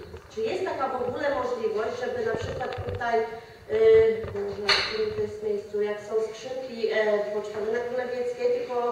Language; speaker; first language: Polish; native; Polish